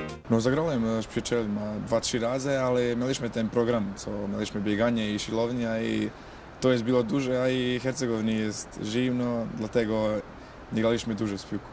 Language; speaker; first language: Polish; non-native, learner; Croatian